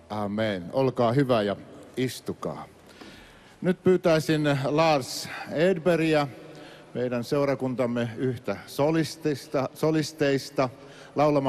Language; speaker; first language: Finnish; native; Finnish